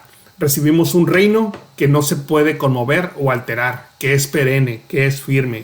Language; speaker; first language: Spanish; native; Spanish